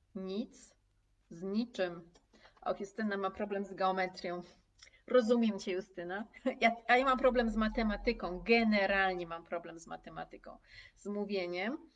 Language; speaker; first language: Polish; native; Polish